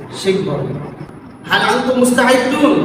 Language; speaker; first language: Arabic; non-native, fluent; Bangla